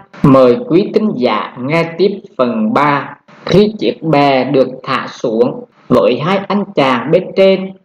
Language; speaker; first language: Vietnamese; native; Vietnamese